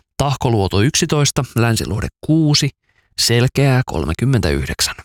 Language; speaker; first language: Finnish; native; Finnish